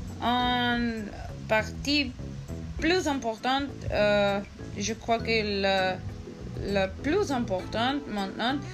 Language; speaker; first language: French; non-native, learner; Spanish